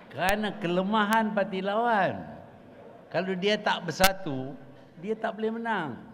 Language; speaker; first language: Malay; native; Malay